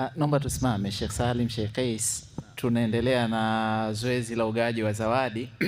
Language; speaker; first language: Swahili; native; Swahili